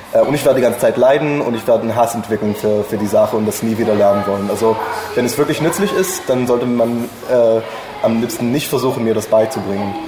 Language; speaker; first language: German; non-native, fluent; English